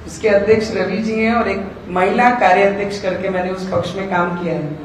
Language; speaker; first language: Hindi; non-native, local second language; Marathi